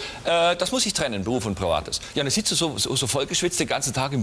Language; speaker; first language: German; native; German